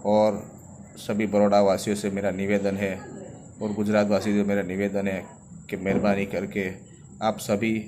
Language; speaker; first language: Hindi; non-native, local second language; Gujarati